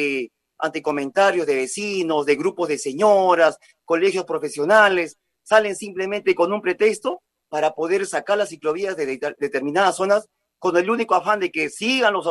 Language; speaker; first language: Spanish; native; Spanish